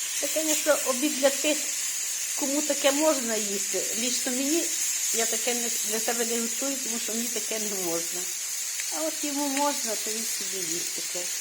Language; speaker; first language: Ukrainian; native; Ukrainian